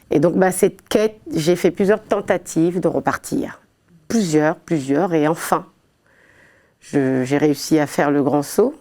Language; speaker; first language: French; early bilingual, other home language; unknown